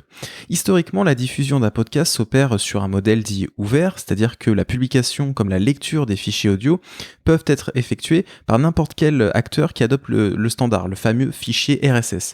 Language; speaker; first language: French; native; French